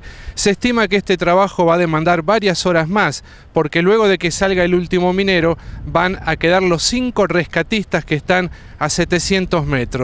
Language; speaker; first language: Spanish; native; Spanish